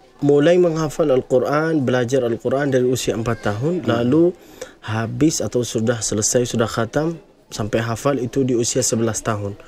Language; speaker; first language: Indonesian; non-native, fluent; Arabic